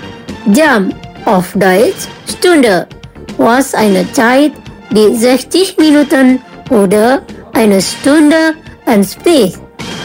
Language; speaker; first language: German; non-native, fluent; Indonesian